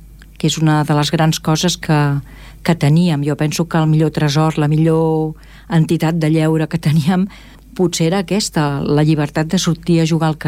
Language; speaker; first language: Catalan; native; Catalan